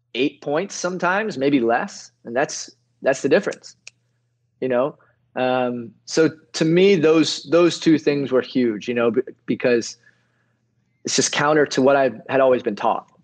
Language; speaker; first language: English; native; English